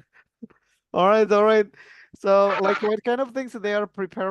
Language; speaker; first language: English; non-native, fluent; Indonesian